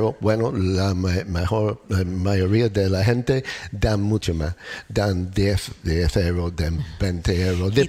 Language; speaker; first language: Spanish; non-native, learner; English